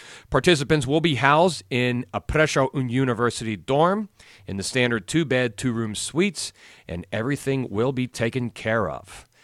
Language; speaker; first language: English; native; English